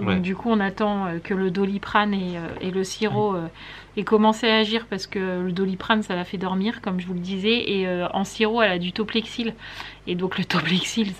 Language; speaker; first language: French; native; French